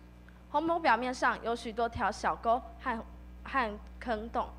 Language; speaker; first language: Chinese; native; Chinese